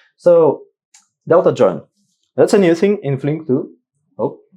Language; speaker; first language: English; non-native, fluent; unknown